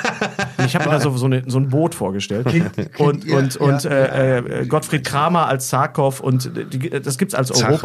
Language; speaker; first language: German; native; German